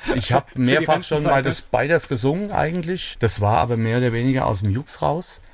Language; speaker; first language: German; native; German